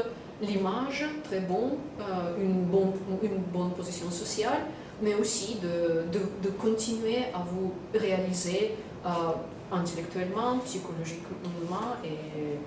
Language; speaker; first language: French; non-native, fluent; Russian